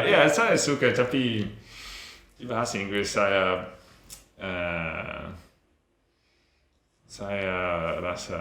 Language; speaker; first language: Indonesian; non-native, learner; English